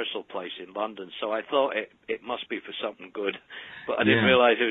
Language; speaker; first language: English; native; English